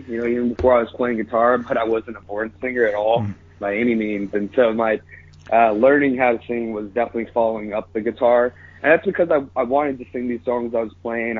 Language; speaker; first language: English; native; English